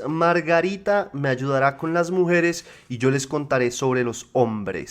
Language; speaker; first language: Spanish; native; Spanish